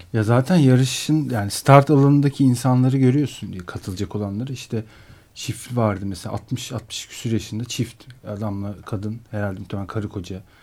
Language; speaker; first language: Turkish; native; Turkish